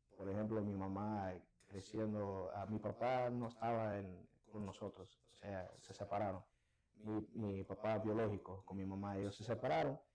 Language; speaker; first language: Spanish; early bilingual, heritage; Spanish